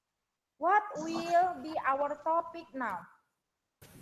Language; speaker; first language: English; non-native, learner; Indonesian